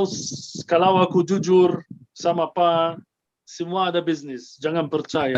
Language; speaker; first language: Indonesian; non-native, fluent; Arabic